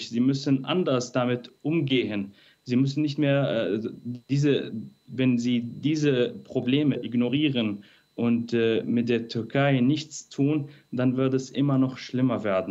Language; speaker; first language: German; non-native, fluent; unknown